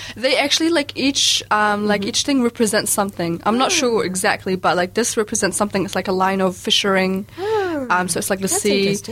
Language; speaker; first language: English; early bilingual, other home language; Arabic